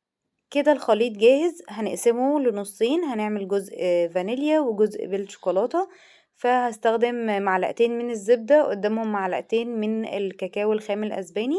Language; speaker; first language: Arabic; native; Arabic